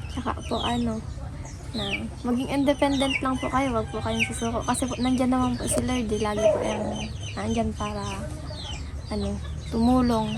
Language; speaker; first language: Filipino; non-native, local second language; Bikol